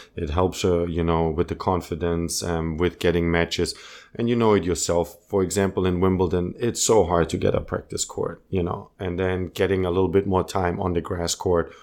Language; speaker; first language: English; non-native, fluent; German